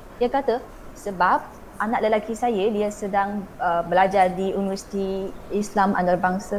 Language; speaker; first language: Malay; non-native, fluent; Chinese